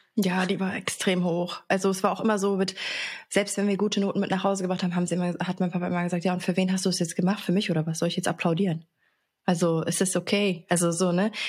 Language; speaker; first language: German; early bilingual, other home language; Arabic